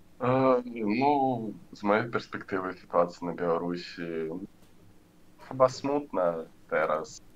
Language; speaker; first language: Polish; non-native, learner; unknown